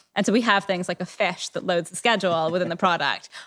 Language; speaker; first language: English; native; English